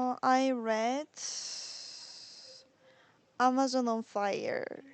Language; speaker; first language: English; non-native, learner; Korean